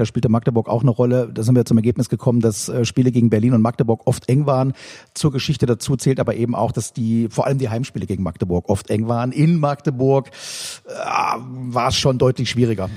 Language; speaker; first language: German; native; German